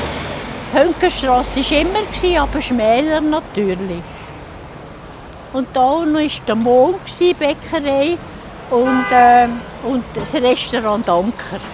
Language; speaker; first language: German; native; German